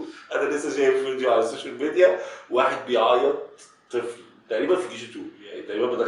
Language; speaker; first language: Arabic; native; Arabic